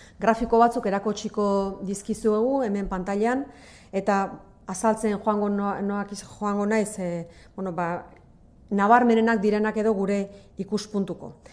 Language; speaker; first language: Basque; native; Basque